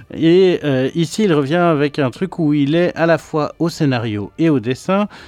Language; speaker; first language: French; native; French